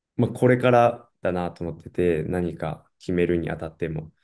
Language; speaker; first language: Japanese; native; Japanese